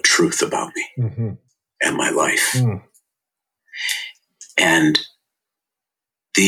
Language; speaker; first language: English; native; English